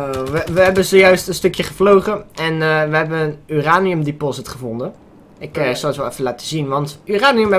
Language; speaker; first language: Dutch; native; Dutch